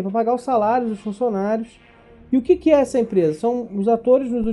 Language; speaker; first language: Portuguese; native; Portuguese